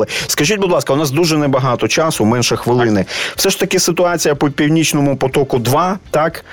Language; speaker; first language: Ukrainian; native; Ukrainian